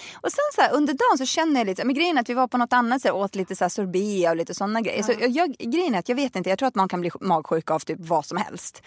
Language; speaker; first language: Swedish; early bilingual, other home language; Russian